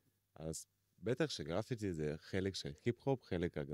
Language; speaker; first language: Hebrew; non-native, fluent; Russian